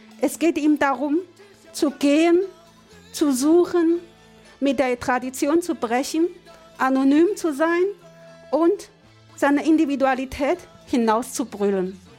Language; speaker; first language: German; non-native, fluent; Chinese